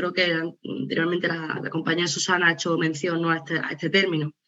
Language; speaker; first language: Spanish; native; Spanish